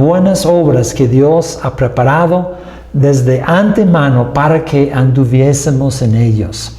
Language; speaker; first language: Spanish; non-native, fluent; English